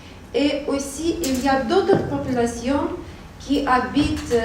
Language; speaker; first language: French; non-native, learner; Russian